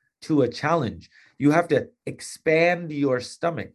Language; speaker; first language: English; native; English